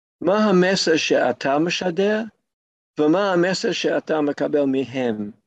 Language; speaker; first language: Hebrew; non-native, fluent; English